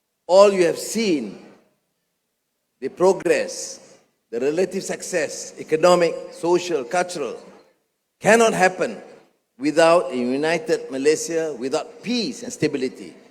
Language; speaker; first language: English; non-native, local second language; Malay